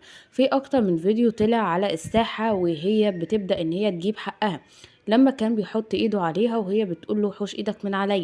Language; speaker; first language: Arabic; native; Arabic